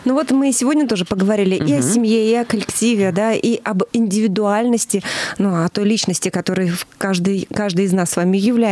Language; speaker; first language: Russian; native; Russian